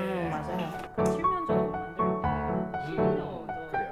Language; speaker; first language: Korean; non-native, learner; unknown